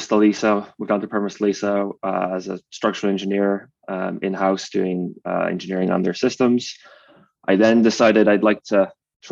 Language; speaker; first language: English; native; English